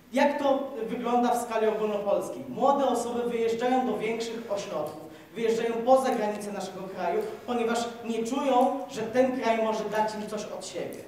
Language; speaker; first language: Polish; native; Polish